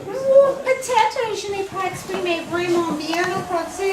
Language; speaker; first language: French; non-native, learner; English